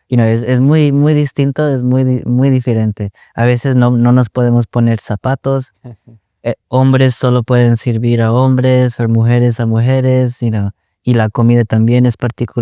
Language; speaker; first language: Spanish; early bilingual, other home language; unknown